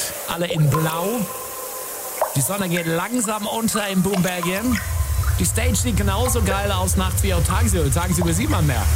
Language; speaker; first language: German; native; German